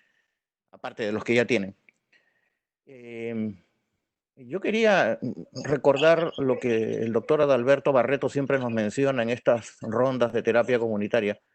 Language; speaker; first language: Spanish; native; Spanish